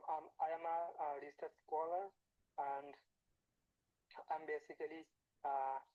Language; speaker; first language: English; non-native, learner; Bangla